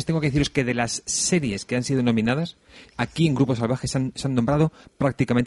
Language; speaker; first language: Spanish; native; Spanish